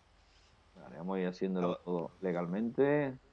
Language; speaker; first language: Spanish; native; Spanish